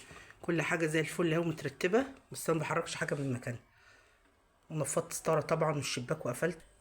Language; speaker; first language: Arabic; native; Arabic